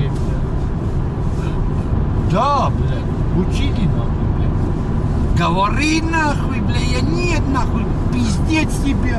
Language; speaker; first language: Russian; native; Russian